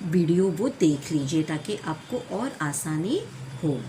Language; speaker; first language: Hindi; non-native, local second language; Marathi